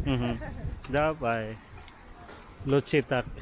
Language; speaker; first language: Russian; non-native, learner; Filipino